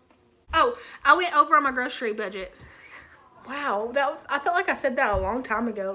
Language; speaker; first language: English; native; English